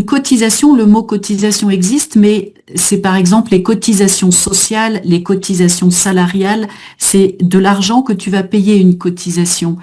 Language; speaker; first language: French; native; French